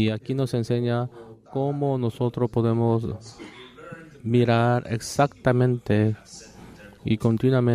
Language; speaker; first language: Spanish; non-native, learner; Korean